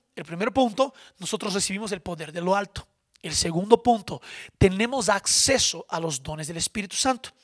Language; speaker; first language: Spanish; non-native, fluent; Portuguese